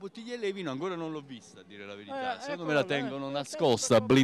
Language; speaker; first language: Italian; native; Italian